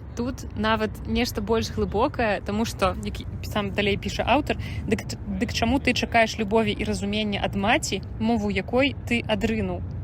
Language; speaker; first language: Belarusian; non-native, local second language; Russian